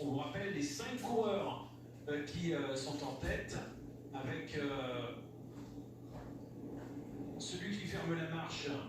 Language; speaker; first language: French; native; French